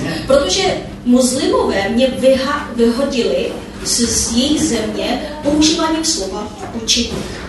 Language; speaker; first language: Czech; non-native, fluent; Korean